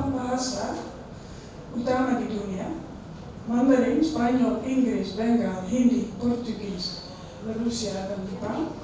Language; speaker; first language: Indonesian; non-native, fluent; Dutch